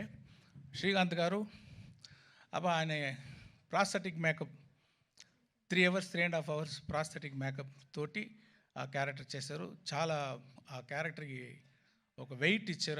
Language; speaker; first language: Telugu; non-native, fluent; Tamil